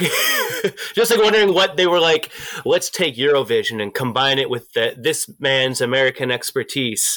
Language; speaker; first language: English; native; English